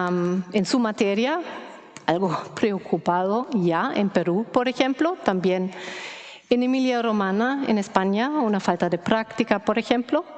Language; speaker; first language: Spanish; non-native, fluent; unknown